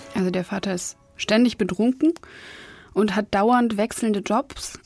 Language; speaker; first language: German; early bilingual, other home language; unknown